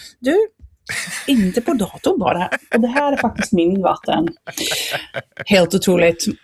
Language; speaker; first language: Swedish; non-native, fluent; Dutch